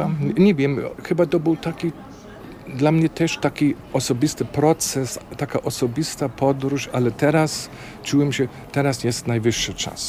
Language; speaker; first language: Polish; non-native, fluent; German